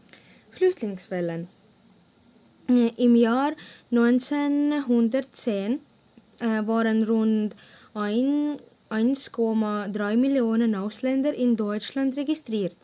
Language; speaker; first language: German; non-native, learner; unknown